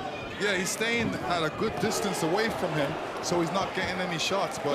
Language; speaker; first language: English; native; English